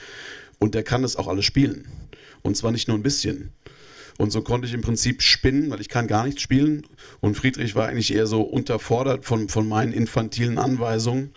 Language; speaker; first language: German; native; German